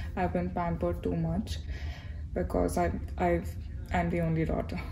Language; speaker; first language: English; non-native, local second language; Telugu